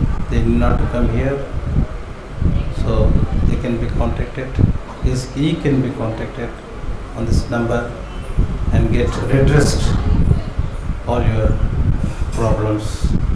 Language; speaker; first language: English; non-native, local second language; Tamil